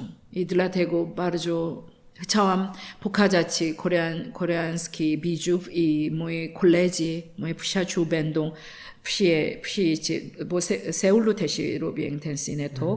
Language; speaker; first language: Polish; non-native, learner; Korean